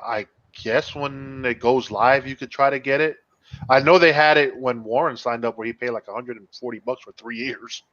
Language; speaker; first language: English; native; English